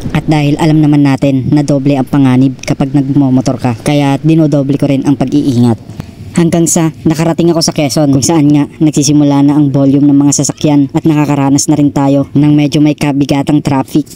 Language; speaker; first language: Filipino; non-native, local second language; Bikol